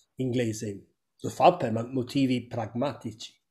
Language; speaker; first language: Italian; non-native, fluent; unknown